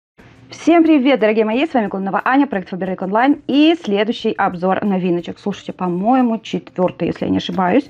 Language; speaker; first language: Russian; native; Russian